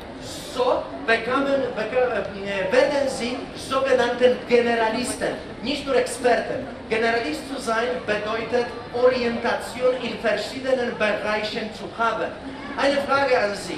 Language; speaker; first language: German; non-native, fluent; Polish